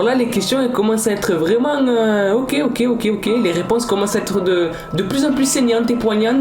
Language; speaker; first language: French; native; French